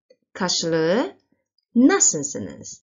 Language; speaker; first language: Turkish; non-native, learner; Chinese